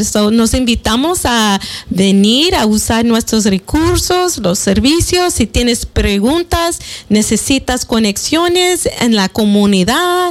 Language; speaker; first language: Spanish; early bilingual, other home language; English